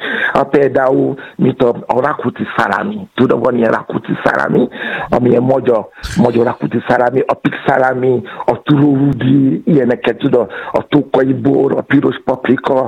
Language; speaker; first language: Hungarian; non-native, learner; Yoruba